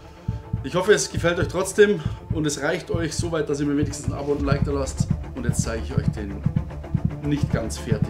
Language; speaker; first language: German; native; German